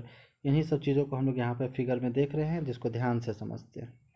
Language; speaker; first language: Hindi; native; Hindi